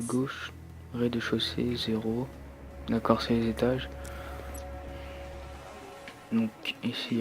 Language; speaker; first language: French; native; French